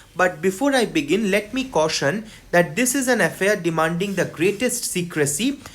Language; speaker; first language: English; non-native, local second language; Bangla